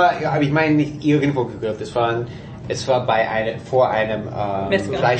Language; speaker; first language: German; non-native, fluent; English